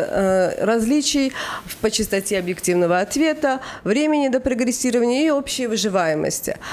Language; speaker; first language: Russian; native; Russian